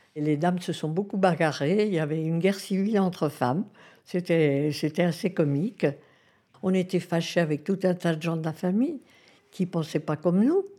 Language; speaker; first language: French; early bilingual, other home language; Spanish